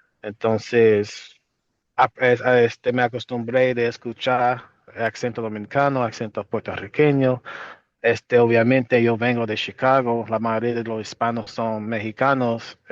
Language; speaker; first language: Spanish; non-native, fluent; English